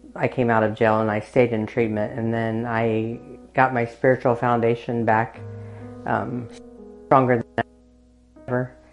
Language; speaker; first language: English; native; English